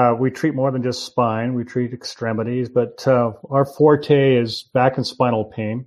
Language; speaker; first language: English; native; English